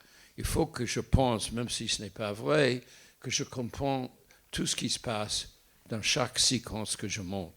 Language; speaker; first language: French; non-native, fluent; English